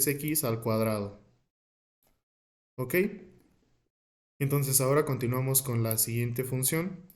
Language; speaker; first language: Spanish; native; Spanish